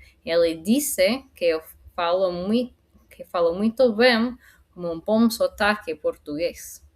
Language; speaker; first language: Portuguese; non-native, fluent; English